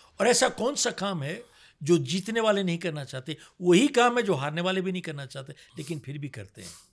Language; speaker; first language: Hindi; native; Hindi